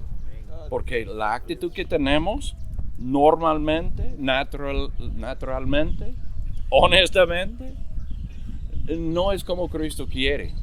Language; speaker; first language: Spanish; non-native, fluent; English